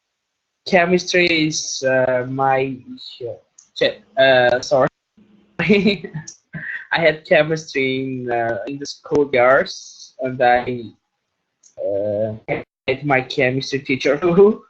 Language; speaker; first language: English; non-native, learner; Armenian